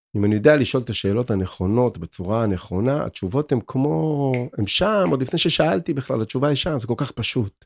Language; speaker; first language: Hebrew; native; Hebrew